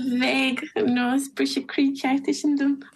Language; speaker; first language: Irish; native; Irish